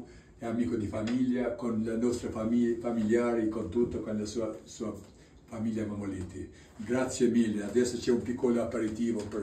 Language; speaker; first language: Italian; non-native, learner; Albanian